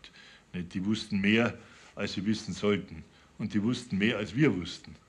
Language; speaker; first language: German; native; German